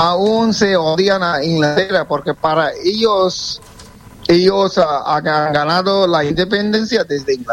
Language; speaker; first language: Spanish; non-native, fluent; Bangla